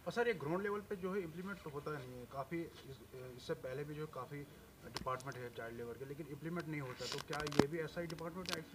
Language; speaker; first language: Hindi; non-native, local second language; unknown